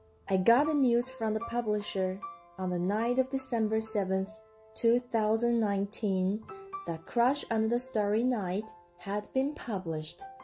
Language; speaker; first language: English; non-native, fluent; Chinese